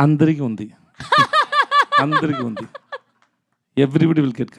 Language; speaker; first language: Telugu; non-native, learner; Tamil